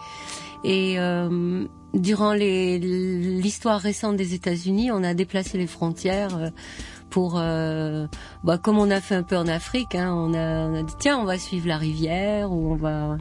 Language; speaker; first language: French; native; French